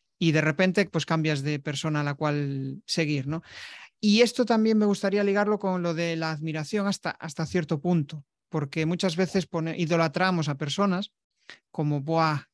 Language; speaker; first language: Spanish; native; Spanish